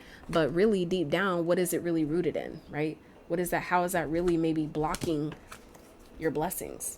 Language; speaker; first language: English; native; English